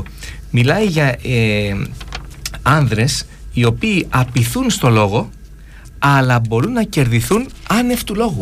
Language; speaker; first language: Greek; native; Greek